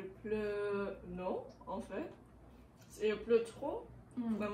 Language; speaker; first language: French; non-native, learner; English